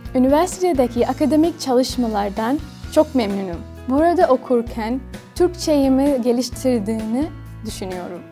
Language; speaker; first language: Turkish; non-native, learner; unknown